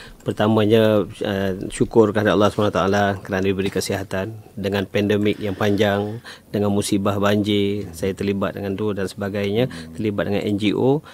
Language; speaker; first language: Malay; native; Malay